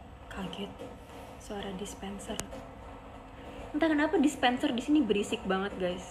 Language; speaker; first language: Indonesian; native; Indonesian